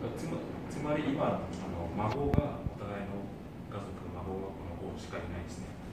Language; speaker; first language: Japanese; non-native, fluent; Vietnamese